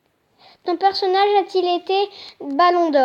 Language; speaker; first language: French; native; French